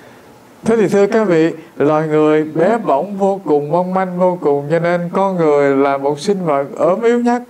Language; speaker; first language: Vietnamese; native; Vietnamese